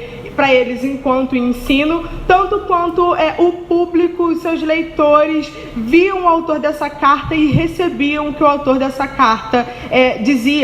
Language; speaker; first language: Portuguese; native; Portuguese